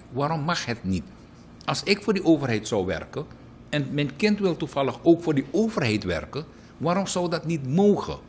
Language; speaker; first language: Dutch; native; Dutch